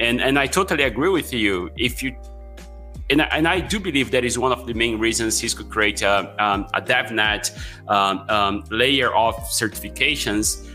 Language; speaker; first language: English; non-native, fluent; Portuguese